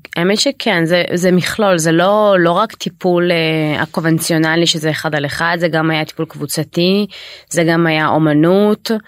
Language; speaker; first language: Hebrew; early bilingual, other home language; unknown